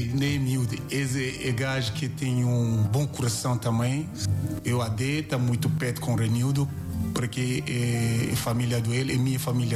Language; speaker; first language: Portuguese; non-native, learner; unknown